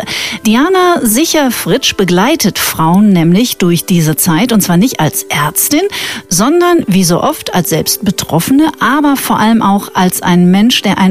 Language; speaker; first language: German; native; German